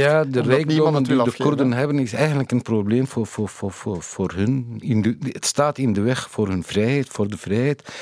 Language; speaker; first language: Dutch; non-native, fluent; Kurdish